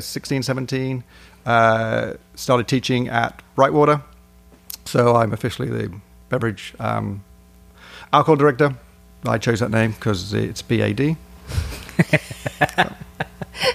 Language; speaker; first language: English; native; English